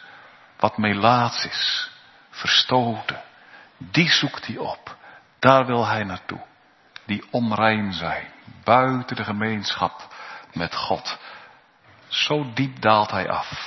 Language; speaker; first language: Dutch; native; Dutch